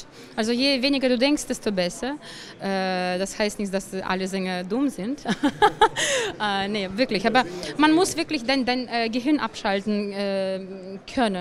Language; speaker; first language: German; non-native, fluent; Russian